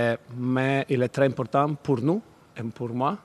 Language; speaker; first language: French; non-native, fluent; Italian